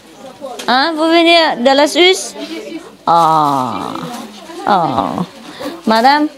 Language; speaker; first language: French; non-native, learner; Vietnamese